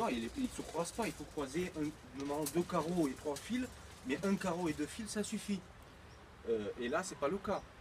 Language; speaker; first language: French; native; French